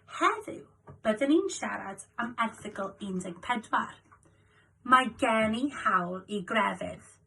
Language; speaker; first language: Welsh; non-native, local second language; English